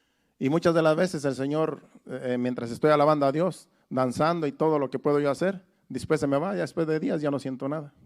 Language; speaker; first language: Spanish; native; Spanish